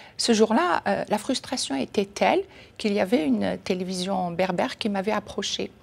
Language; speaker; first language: French; non-native, local second language; Kabyle